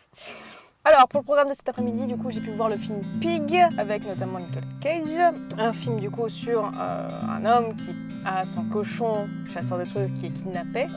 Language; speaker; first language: French; native; French